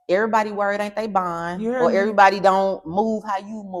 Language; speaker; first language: English; native; English